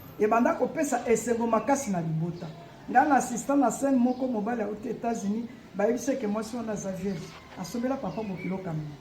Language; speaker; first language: Lingala; non-native, local second language; Luba-Lulua